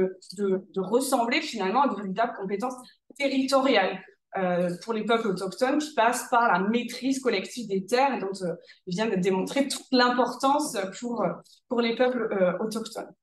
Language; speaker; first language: French; native; French